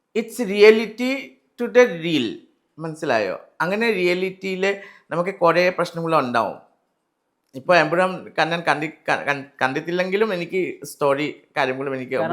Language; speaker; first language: Malayalam; non-native, learner; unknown